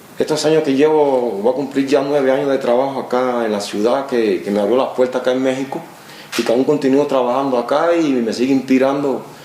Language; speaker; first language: Spanish; native; Spanish